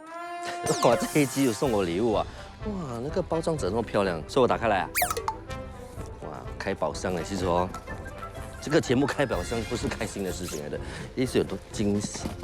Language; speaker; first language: Chinese; native; Chinese